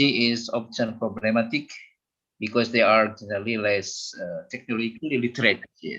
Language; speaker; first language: English; non-native, fluent; Indonesian